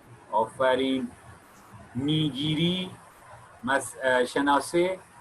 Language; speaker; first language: Persian; non-native, fluent; Urdu